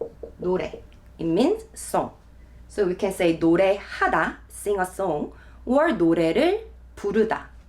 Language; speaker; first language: English; non-native, fluent; Korean